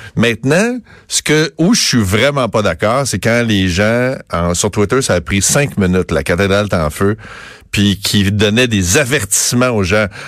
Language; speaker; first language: French; native; French